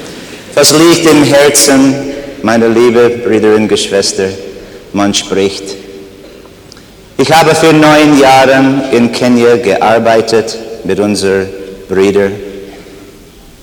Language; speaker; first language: German; non-native, learner; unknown